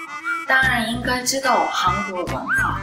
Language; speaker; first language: Chinese; non-native, learner; Korean